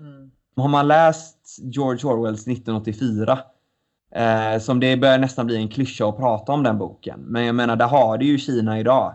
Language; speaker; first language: Swedish; native; Swedish